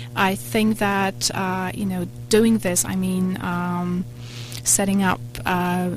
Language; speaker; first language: English; non-native, fluent; Polish